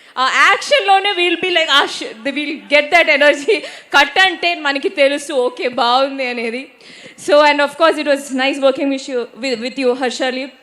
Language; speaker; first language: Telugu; non-native, learner; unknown